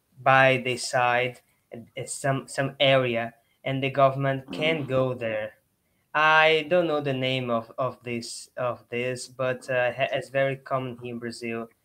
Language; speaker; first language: English; non-native, learner; Portuguese